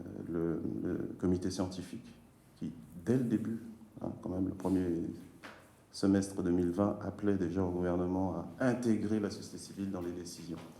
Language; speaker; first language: French; native; French